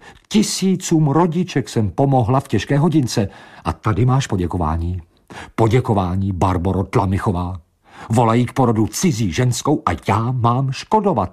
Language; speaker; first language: Czech; native; Czech